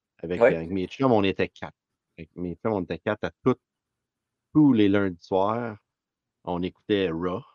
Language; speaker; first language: French; native; French